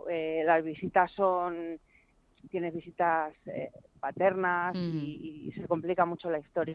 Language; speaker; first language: Spanish; native; Spanish